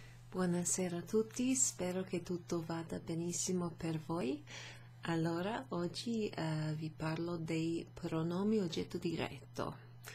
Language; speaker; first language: Italian; non-native, fluent; English